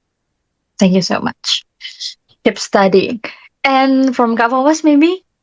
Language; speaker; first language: English; non-native, learner; Indonesian